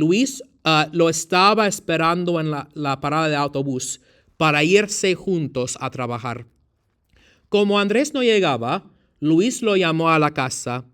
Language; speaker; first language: Spanish; non-native, fluent; English